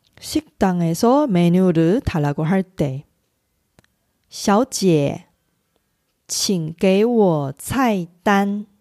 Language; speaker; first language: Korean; non-native, fluent; Chinese